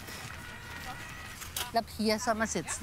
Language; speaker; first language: German; native; German